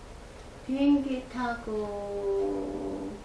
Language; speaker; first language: Korean; non-native, learner; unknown